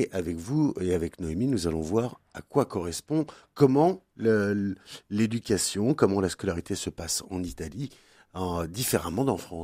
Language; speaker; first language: French; native; French